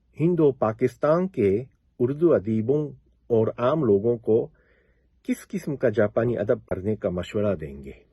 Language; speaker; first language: Urdu; non-native, fluent; Japanese